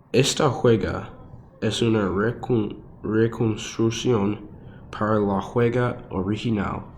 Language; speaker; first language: Spanish; non-native, learner; English